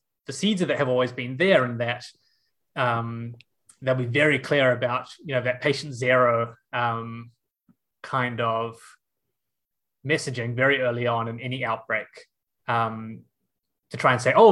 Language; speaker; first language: English; native; English